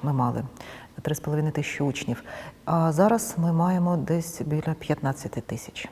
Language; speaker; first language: Ukrainian; non-native, local second language; Russian